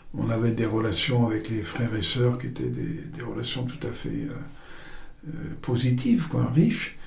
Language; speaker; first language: French; native; French